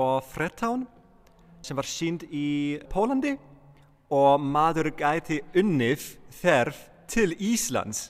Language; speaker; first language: Icelandic; non-native, fluent; Polish